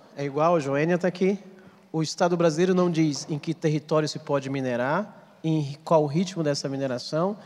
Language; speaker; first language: Portuguese; native; Portuguese